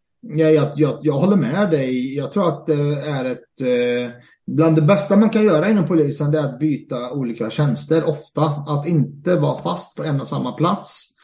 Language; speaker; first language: Swedish; early bilingual, other home language; Arabic